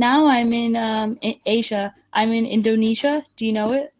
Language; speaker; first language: English; non-native, fluent; Spanish